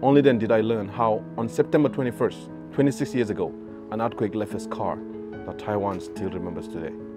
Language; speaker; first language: English; non-native, local second language; Wolof